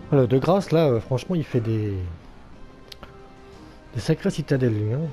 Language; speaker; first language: French; native; French